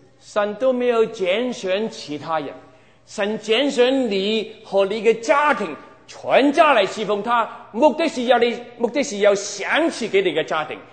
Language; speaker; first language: Chinese; non-native, local second language; Cantonese